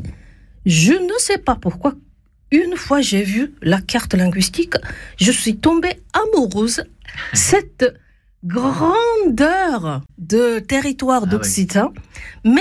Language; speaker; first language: French; non-native, fluent; Japanese